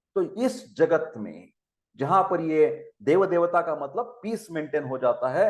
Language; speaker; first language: Hindi; non-native, local second language; Marathi